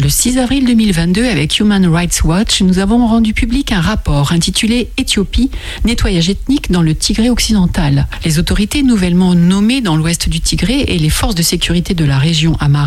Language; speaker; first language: French; native; French